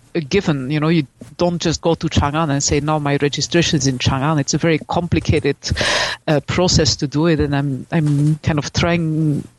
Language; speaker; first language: English; non-native, fluent; Dutch